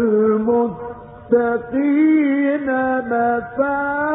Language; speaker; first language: Arabic; native; Arabic